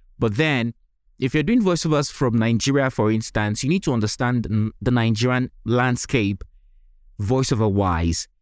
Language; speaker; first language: English; non-native, local second language; Yoruba